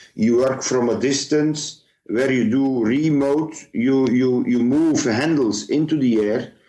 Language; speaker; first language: English; non-native, fluent; Dutch